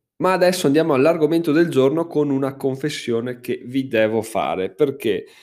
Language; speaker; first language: Italian; native; Italian